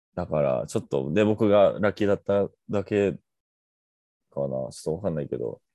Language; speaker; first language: Japanese; non-native, fluent; English